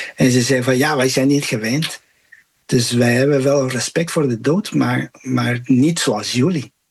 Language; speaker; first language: Dutch; non-native, fluent; Spanish